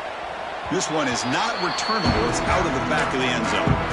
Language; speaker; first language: English; native; English